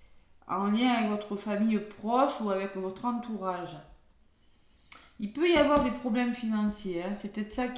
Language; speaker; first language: French; native; French